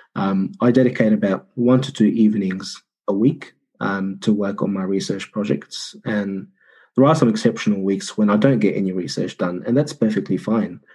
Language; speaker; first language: English; early bilingual, other home language; Arabic